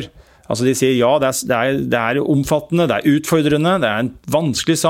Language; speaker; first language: Norwegian; native; Norwegian